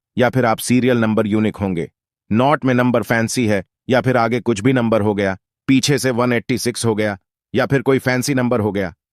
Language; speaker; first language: Hindi; native; Hindi